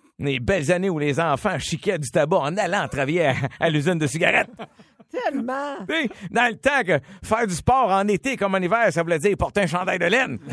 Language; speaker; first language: French; native; French